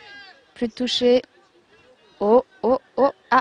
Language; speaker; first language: French; native; French